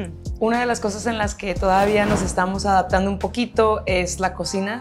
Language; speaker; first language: Spanish; native; Spanish